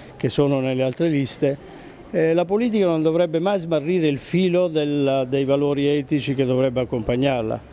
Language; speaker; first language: Italian; native; Italian